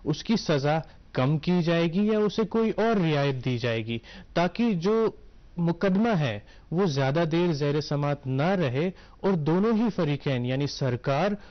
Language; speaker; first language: Urdu; non-native, local second language; Kashmiri